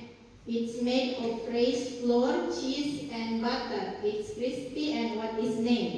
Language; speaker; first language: English; non-native, learner; Indonesian